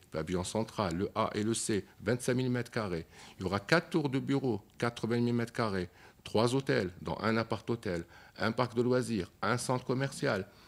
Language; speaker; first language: French; non-native, local second language; Arabic